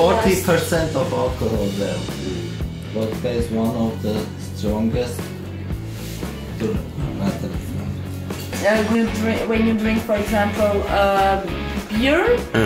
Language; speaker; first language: English; non-native, learner; Armenian